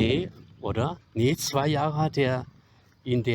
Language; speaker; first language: German; non-native, fluent; Chinese